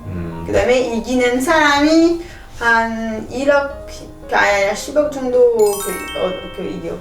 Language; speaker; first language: Korean; non-native, learner; French